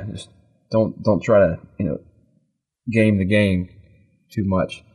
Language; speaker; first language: English; native; English